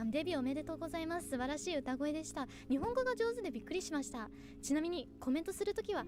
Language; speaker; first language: Japanese; non-native, fluent; English